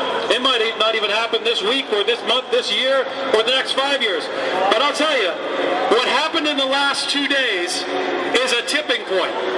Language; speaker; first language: English; early bilingual, other home language; Persian